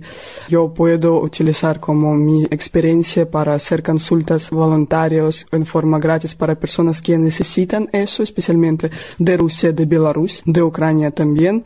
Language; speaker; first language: Spanish; non-native, learner; Russian